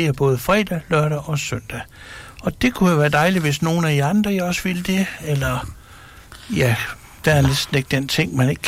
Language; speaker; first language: Danish; native; Danish